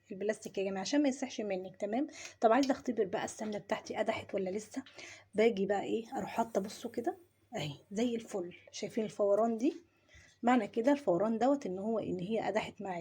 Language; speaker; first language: Arabic; native; Arabic